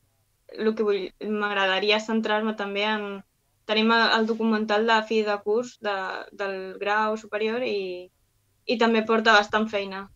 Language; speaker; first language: Catalan; non-native, local second language; Spanish